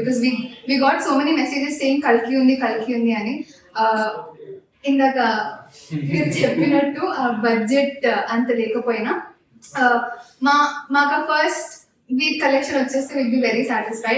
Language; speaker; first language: Telugu; native; Telugu